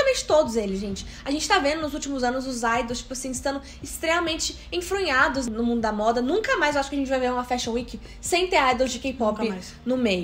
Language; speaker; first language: Portuguese; native; Portuguese